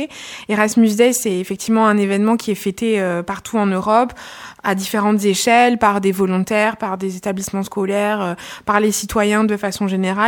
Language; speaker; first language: French; native; French